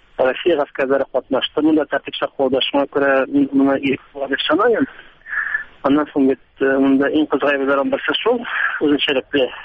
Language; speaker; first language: Tatar; native; Tatar